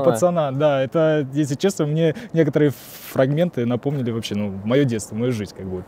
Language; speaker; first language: Russian; native; Russian